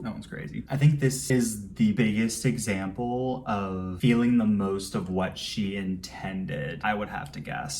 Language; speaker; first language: English; native; English